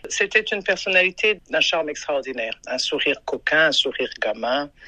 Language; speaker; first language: French; non-native, local second language; Rundi